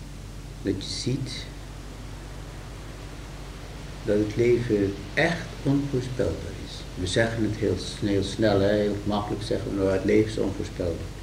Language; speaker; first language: Dutch; native; Dutch